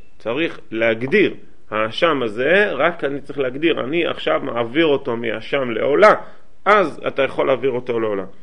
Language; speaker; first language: Hebrew; native; Hebrew